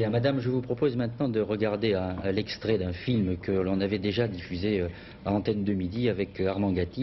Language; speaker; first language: French; native; French